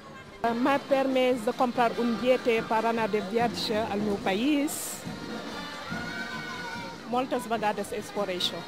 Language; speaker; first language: Catalan; non-native, learner; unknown